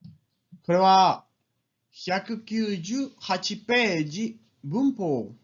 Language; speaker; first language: Japanese; non-native, fluent; Spanish